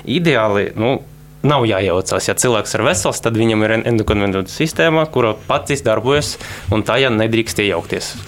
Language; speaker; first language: Latvian; non-native, local second language; Russian